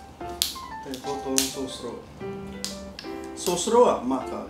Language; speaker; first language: Japanese; non-native, learner; Indonesian